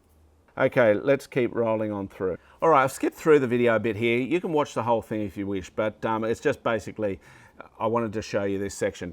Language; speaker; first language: English; native; English